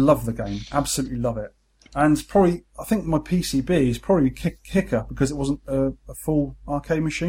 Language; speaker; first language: English; native; English